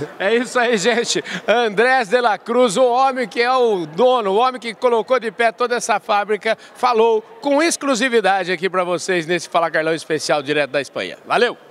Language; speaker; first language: Portuguese; native; Portuguese